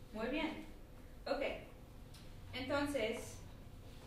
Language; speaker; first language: Spanish; non-native, learner; English